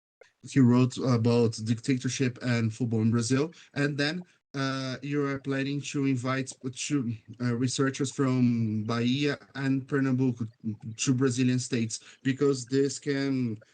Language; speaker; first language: English; non-native, fluent; Portuguese